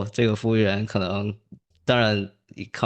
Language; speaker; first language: Chinese; early bilingual, heritage; English